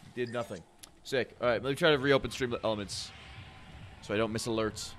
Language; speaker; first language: English; native; English